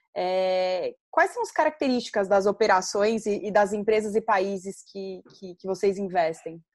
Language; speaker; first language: Portuguese; native; Portuguese